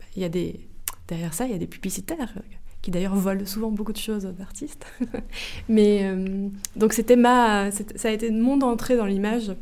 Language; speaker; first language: French; native; French